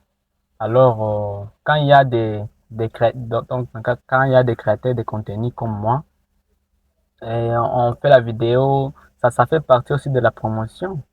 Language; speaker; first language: French; non-native, local second language; Rundi